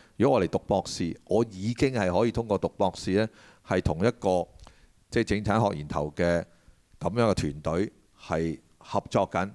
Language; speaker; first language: Cantonese; native; Cantonese